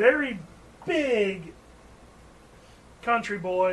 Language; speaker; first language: English; native; English